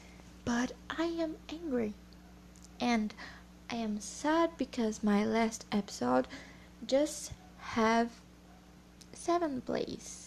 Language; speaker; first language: English; non-native, learner; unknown